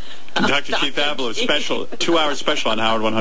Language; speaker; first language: English; native; English